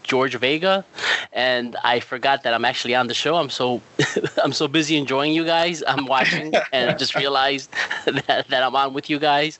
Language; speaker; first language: English; native; English